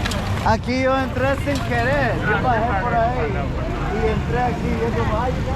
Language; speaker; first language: Spanish; non-native, fluent; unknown